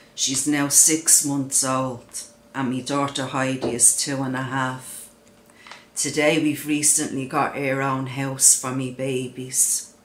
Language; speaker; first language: English; native; English